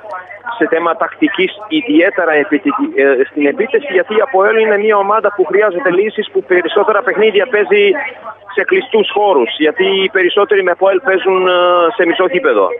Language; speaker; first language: Greek; non-native, fluent; Serbian